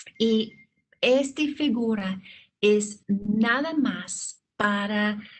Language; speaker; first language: Spanish; non-native, fluent; English